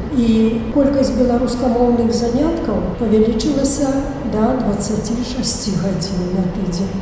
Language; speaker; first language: Belarusian; native; Belarusian